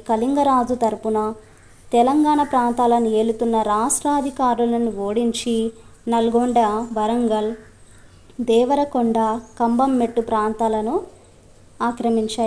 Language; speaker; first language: Telugu; native; Telugu